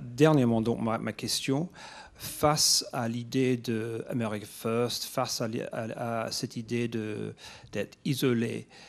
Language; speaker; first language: French; non-native, fluent; English